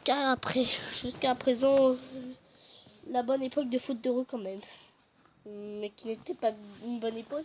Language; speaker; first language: French; native; French